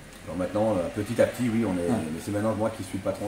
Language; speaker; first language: French; native; French